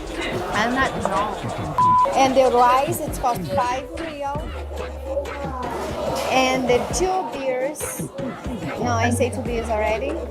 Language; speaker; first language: English; non-native, learner; Portuguese